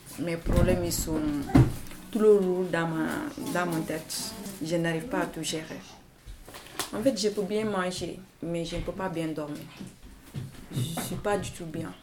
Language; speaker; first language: French; non-native, local second language; Wolof